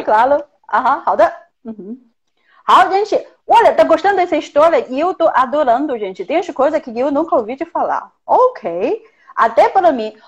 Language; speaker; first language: Portuguese; non-native, fluent; Chinese